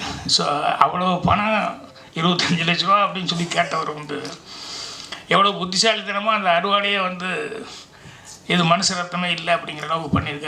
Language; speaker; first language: Tamil; native; Tamil